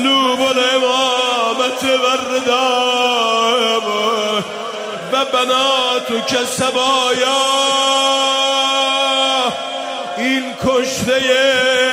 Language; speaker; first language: Persian; native; Persian